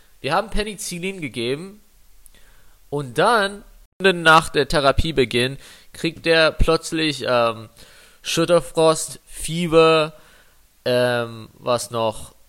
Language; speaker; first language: German; non-native, fluent; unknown